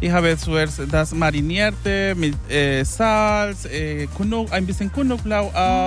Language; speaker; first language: German; non-native, learner; Spanish